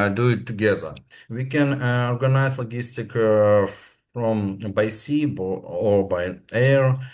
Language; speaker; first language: English; non-native, learner; Ukrainian